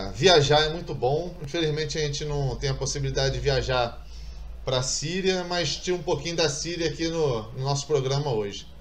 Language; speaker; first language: Portuguese; native; Portuguese